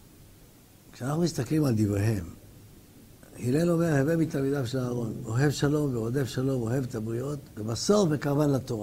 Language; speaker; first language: Hebrew; native; Hebrew